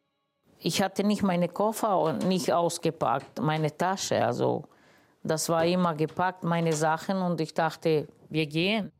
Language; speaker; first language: German; non-native, learner; Romany